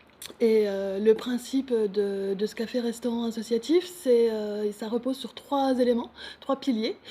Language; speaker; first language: French; native; French